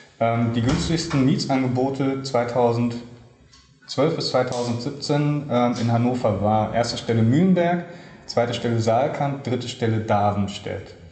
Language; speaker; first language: German; native; German